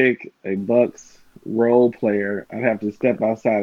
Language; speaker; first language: English; native; English